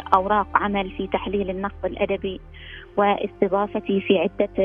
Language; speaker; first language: Arabic; native; Arabic